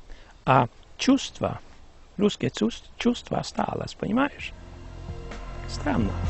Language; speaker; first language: Russian; early bilingual, heritage; Russian